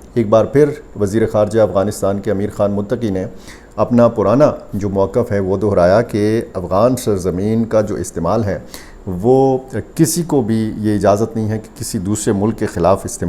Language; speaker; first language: Urdu; native; Urdu